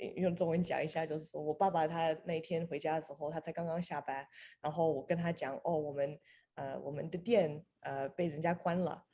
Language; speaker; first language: Chinese; early bilingual, heritage; Chinese